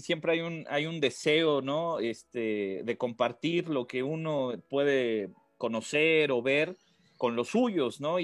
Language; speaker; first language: Spanish; native; Spanish